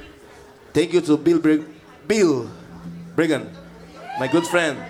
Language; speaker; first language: English; non-native, learner; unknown